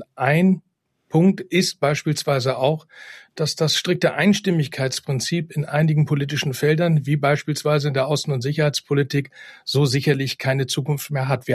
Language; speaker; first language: German; native; German